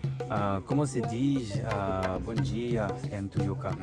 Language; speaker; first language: Portuguese; non-native, learner; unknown